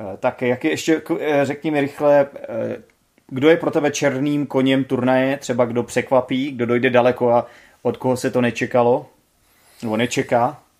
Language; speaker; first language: Czech; native; Czech